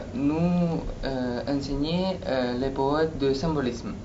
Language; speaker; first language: French; non-native, learner; Russian